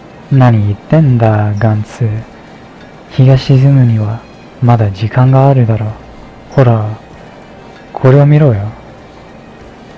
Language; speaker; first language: Japanese; non-native, fluent; English